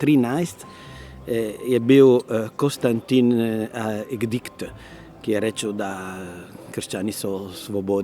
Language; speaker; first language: Slovenian; non-native, learner; Italian